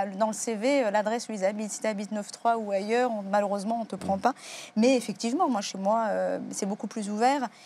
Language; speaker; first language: French; native; French